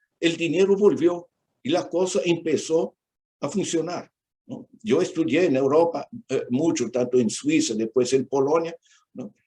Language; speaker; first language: Spanish; non-native, fluent; Portuguese